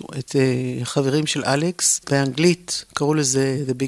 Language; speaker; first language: Hebrew; native; Hebrew